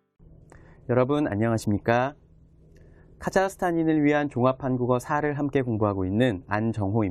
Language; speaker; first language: Korean; native; Korean